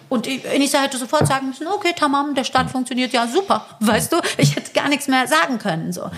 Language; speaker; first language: German; early bilingual, other home language; Persian